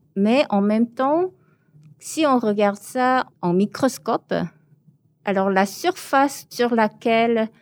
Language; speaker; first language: French; early bilingual, other home language; Korean